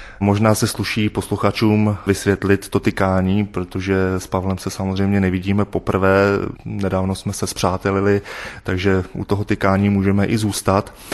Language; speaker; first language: Czech; native; Czech